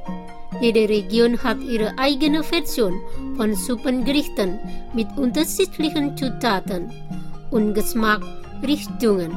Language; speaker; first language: German; non-native, fluent; Indonesian